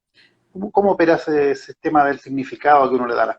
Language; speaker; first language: Spanish; native; Spanish